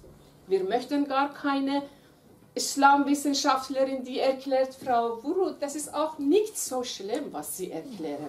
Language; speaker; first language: German; non-native, fluent; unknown